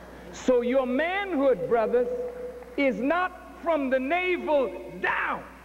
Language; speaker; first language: English; native; English